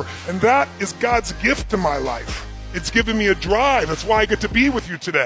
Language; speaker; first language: English; native; English